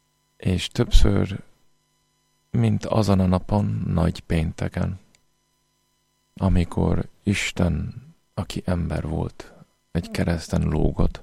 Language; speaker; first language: Hungarian; non-native, fluent; English